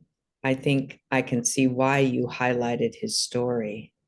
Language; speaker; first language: English; native; English